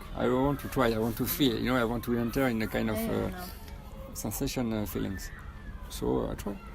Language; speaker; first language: English; non-native, fluent; French